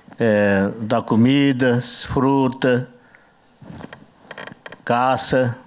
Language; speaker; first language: Portuguese; non-native, learner; Yanomámi